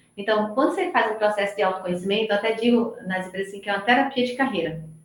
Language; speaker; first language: Portuguese; native; Portuguese